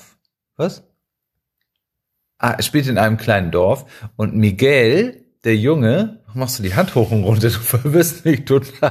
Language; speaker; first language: German; non-native, fluent; Spanish